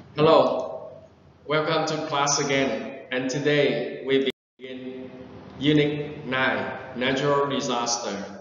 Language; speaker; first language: English; non-native, fluent; Vietnamese